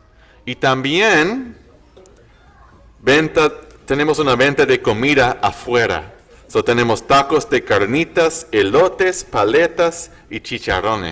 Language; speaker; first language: Spanish; non-native, learner; English